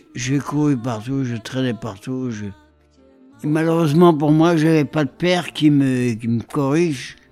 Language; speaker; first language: French; early bilingual, other home language; Polish